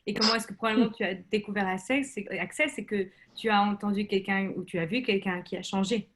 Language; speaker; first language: French; native; French